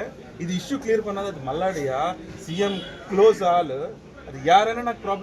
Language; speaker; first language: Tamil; non-native, local second language; Telugu